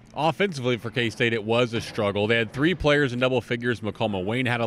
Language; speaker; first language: English; native; English